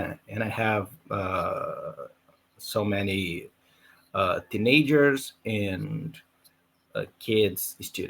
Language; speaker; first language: English; non-native, learner; Portuguese